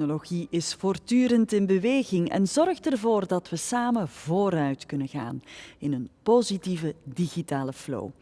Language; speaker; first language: Dutch; native; Dutch